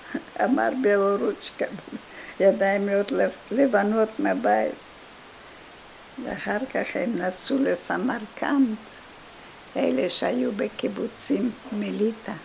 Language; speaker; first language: Hebrew; non-native, fluent; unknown